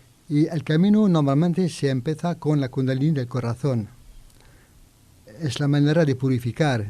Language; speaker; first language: Spanish; non-native, learner; French